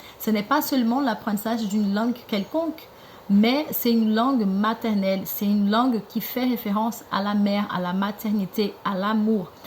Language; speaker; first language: French; non-native, fluent; Portuguese